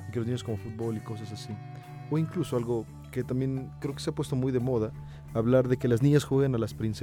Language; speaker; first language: Spanish; native; Spanish